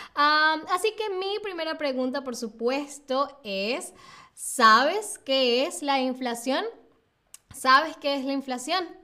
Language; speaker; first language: Spanish; native; Spanish